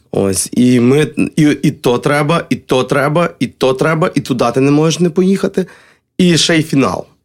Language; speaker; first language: Ukrainian; native; Ukrainian